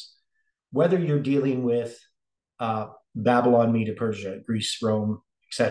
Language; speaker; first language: English; native; English